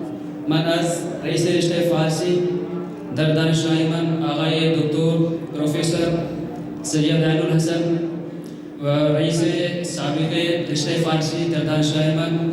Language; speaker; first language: Persian; non-native, learner; Hindi